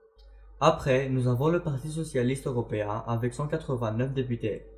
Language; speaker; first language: French; non-native, learner; Greek